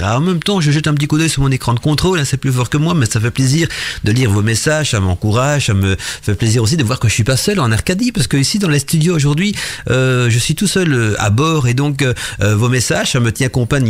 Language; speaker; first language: French; native; French